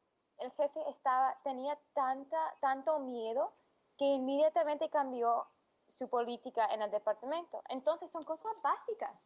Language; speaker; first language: Spanish; non-native, fluent; English